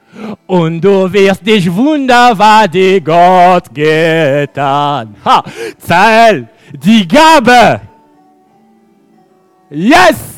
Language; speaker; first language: German; non-native, fluent; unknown